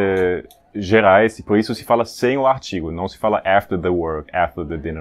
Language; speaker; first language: Portuguese; non-native, fluent; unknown